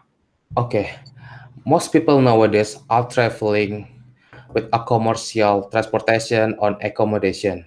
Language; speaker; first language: English; non-native, learner; Indonesian